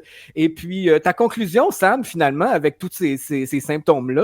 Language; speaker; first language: French; native; French